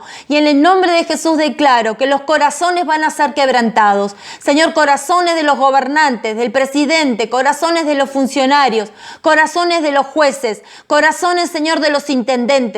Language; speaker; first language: Spanish; native; Spanish